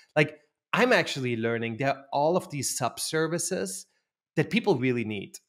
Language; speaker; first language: English; non-native, fluent; German